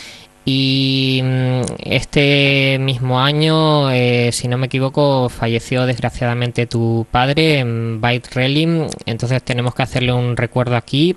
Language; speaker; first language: Spanish; native; Spanish